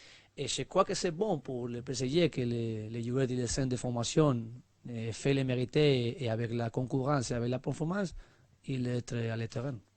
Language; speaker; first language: French; non-native, learner; Spanish